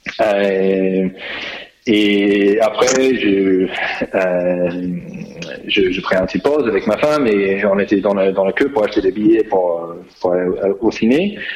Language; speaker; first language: French; non-native, fluent; English